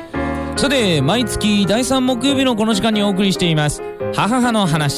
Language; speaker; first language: Japanese; native; Japanese